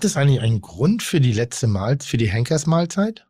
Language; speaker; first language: German; native; German